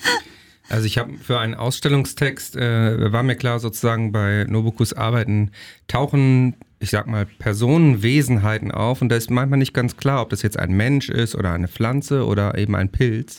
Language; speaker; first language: German; native; German